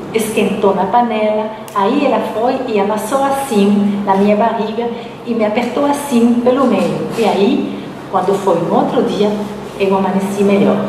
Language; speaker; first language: Portuguese; non-native, fluent; Spanish